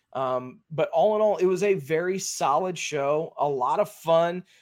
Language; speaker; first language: English; native; English